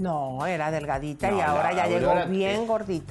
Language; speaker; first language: Spanish; native; Spanish